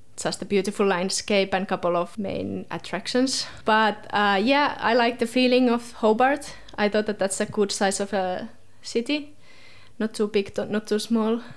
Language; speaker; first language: English; non-native, fluent; Finnish